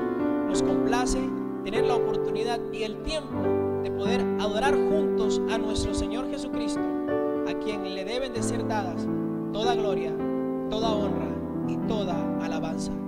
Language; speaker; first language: Spanish; native; Spanish